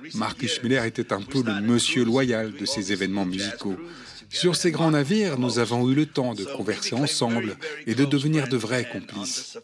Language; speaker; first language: French; non-native, fluent; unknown